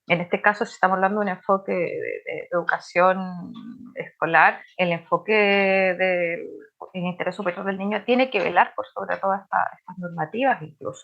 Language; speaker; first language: Spanish; native; Spanish